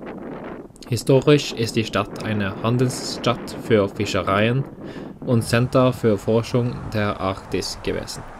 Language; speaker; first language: German; non-native, learner; Norwegian